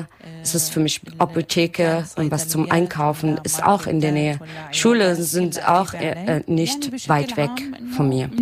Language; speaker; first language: German; non-native, learner; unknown